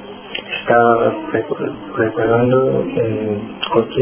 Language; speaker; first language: Spanish; non-native, learner; Wolof